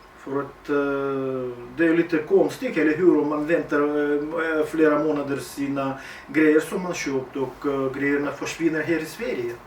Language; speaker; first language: Swedish; non-native, fluent; Russian